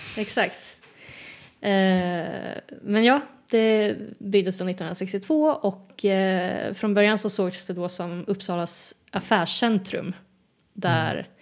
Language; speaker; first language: Swedish; native; Swedish